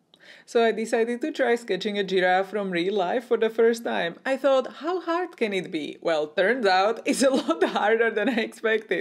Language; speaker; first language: English; non-native, fluent; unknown